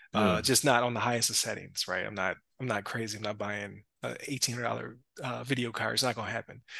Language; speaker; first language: English; native; English